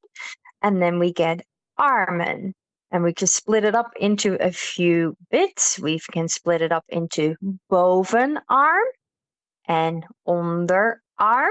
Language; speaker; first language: English; non-native, fluent; Dutch